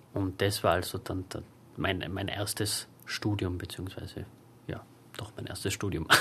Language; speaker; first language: German; native; German